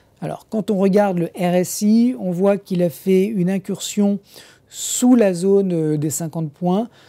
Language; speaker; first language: French; native; French